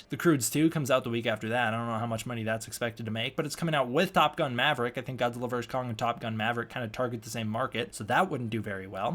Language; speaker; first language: English; native; English